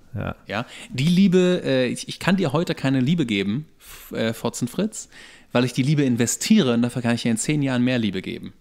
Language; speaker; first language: German; native; German